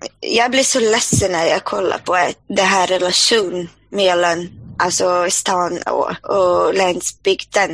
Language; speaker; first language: Swedish; non-native, fluent; Portuguese